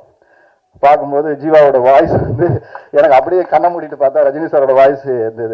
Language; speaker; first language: Tamil; native; Tamil